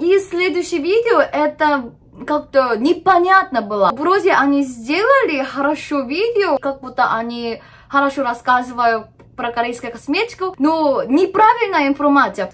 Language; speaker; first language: Russian; non-native, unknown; Korean